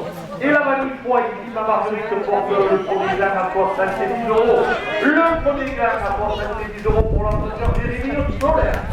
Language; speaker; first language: French; native; French